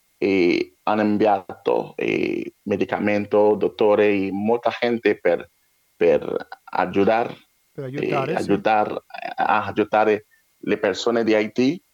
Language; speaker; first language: Spanish; non-native, learner; Haitian Creole